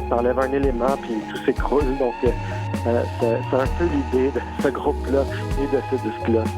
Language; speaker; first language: French; native; French